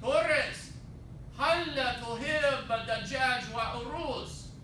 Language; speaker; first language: Arabic; non-native, fluent; English